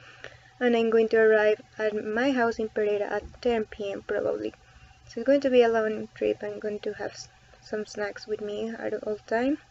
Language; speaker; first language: English; non-native, fluent; Spanish